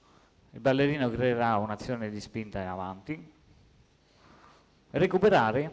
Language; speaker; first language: Italian; native; Italian